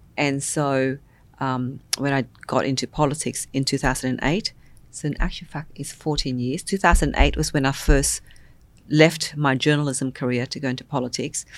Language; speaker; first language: English; non-native, local second language; Vietnamese